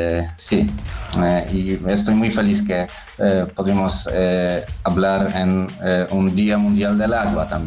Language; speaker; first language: Spanish; non-native, fluent; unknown